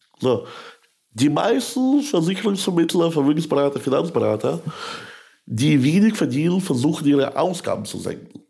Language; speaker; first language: German; early bilingual, other home language; Russian